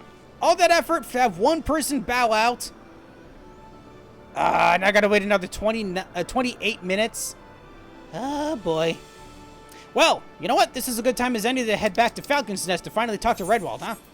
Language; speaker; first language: English; native; English